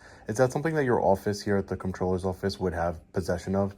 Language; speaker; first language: English; native; English